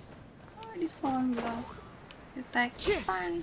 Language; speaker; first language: English; non-native, learner; Vietnamese